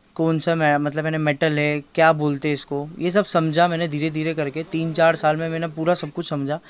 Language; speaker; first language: Hindi; native; Hindi